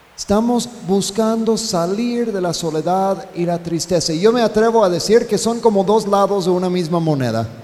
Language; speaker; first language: Spanish; non-native, fluent; English